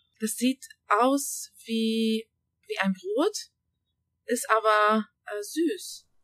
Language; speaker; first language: German; early bilingual, other home language; Hungarian